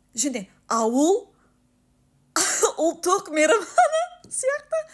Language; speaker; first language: Kazakh; non-native, learner; English